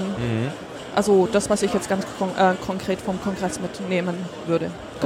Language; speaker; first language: German; native; German